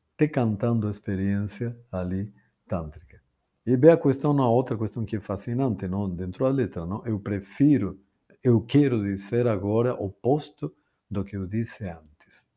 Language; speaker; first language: Portuguese; non-native, fluent; Spanish